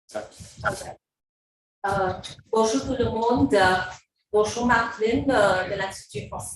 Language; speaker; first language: French; non-native, learner; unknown